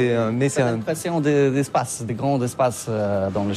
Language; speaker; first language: French; non-native, learner; Polish